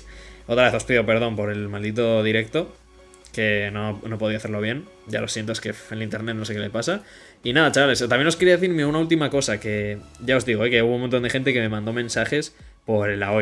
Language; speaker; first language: Spanish; native; Spanish